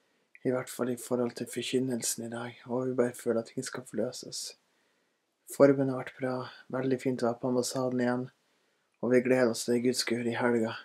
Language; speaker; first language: Norwegian; native; Norwegian